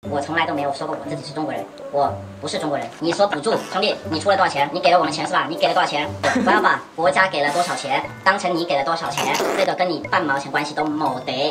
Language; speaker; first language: Chinese; non-native, fluent; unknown